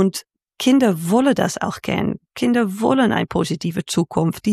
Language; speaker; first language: German; non-native, fluent; Dutch